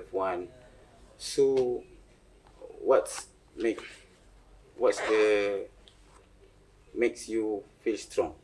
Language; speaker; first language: English; non-native, fluent; Malay